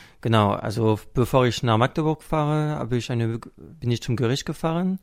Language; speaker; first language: German; non-native, fluent; French